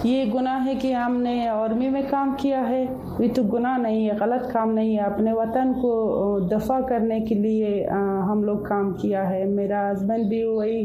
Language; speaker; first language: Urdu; non-native, learner; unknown